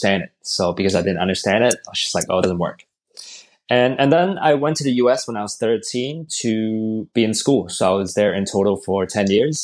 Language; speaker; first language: English; non-native, local second language; Cantonese